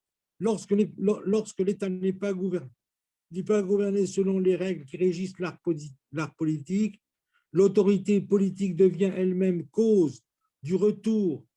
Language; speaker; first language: French; native; French